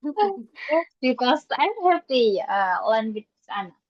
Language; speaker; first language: English; non-native, learner; Indonesian